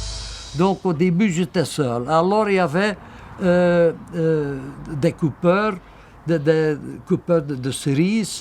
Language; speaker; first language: French; non-native, local second language; Dutch